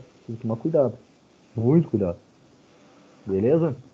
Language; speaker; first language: Portuguese; native; Portuguese